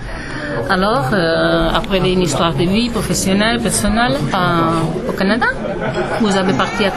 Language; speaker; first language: French; non-native, learner; Spanish